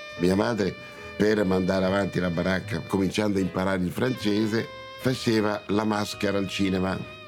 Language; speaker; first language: Italian; early bilingual, other home language; Russian